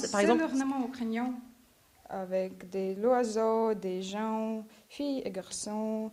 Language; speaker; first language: French; non-native, learner; Ukrainian